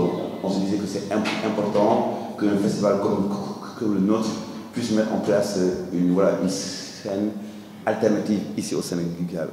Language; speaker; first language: French; non-native, local second language; Wolof